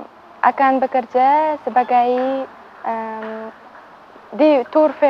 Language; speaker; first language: Indonesian; non-native, learner; Uzbek